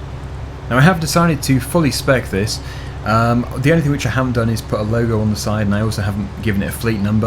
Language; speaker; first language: English; native; English